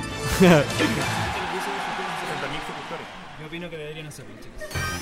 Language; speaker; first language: Spanish; native; Spanish